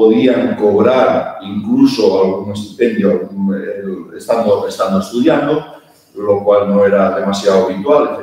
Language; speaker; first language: Spanish; early bilingual, heritage; Spanish